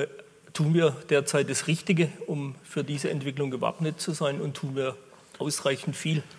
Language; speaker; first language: German; native; German